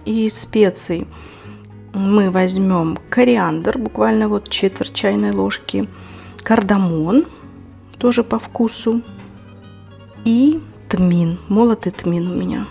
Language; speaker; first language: Russian; native; Russian